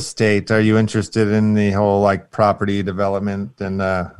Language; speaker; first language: English; native; English